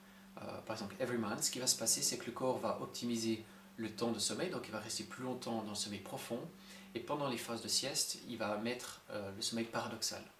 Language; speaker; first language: French; native; French